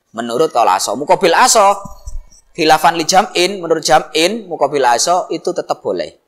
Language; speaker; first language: Indonesian; non-native, local second language; Javanese